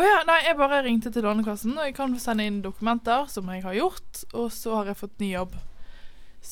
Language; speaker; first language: Norwegian; native; Norwegian